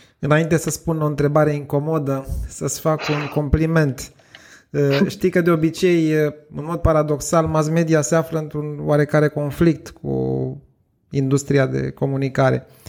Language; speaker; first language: Romanian; native; Romanian